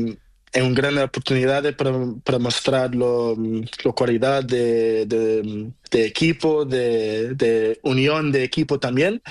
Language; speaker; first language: Spanish; non-native, learner; Portuguese